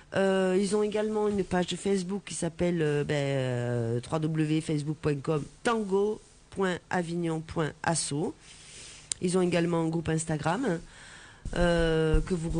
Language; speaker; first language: French; native; French